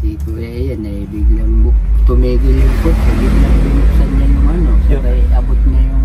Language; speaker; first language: Filipino; native; Filipino